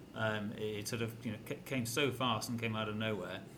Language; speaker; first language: English; native; English